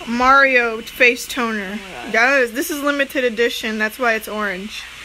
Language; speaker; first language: English; early bilingual, other home language; Spanish